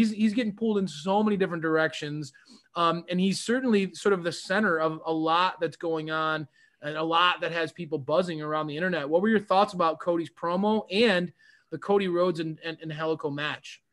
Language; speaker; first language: English; native; English